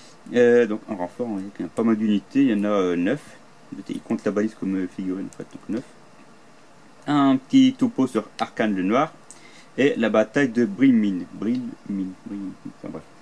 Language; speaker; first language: French; native; French